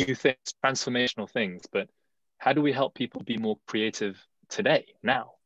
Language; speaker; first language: English; early bilingual, other home language; Chinese